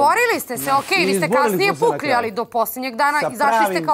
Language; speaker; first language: Serbian; native; Serbian